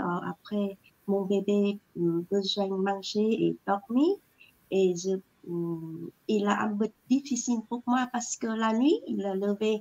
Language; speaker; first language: French; non-native, learner; Vietnamese